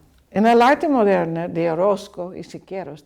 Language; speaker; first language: Spanish; non-native, learner; English